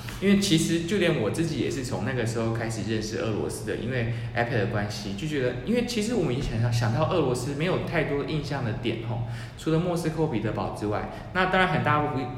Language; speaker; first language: Chinese; native; Chinese